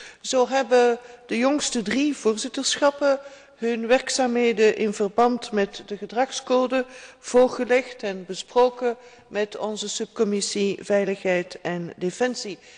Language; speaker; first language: Dutch; native; Dutch